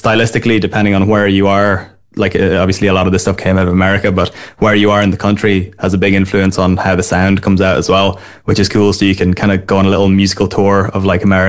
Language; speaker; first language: English; native; English